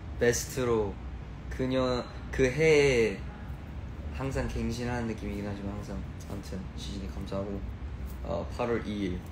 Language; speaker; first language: Korean; early bilingual, heritage; Korean